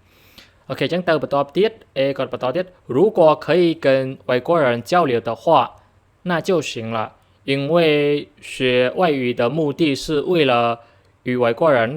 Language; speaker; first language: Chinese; non-native, fluent; Khmer